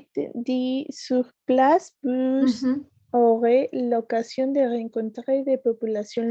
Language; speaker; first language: French; non-native, learner; Spanish